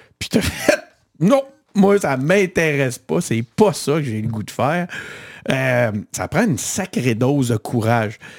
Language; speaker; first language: French; native; French